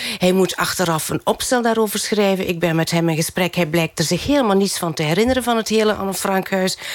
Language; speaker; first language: Dutch; native; Dutch